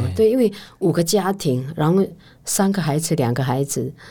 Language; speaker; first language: Chinese; native; Chinese